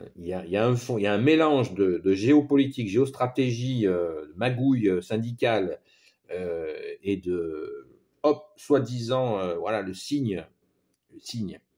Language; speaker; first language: French; native; French